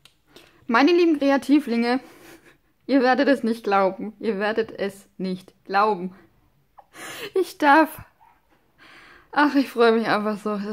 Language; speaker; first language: German; non-native, fluent; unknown